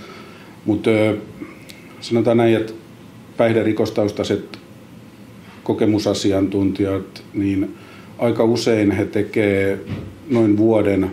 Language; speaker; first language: Finnish; native; Finnish